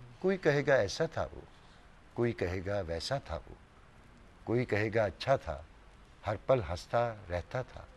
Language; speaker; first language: Urdu; native; Urdu